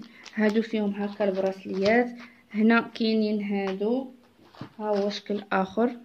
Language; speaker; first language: Arabic; native; Arabic